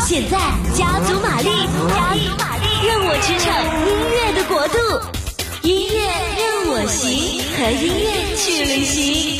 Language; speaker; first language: Chinese; native; Chinese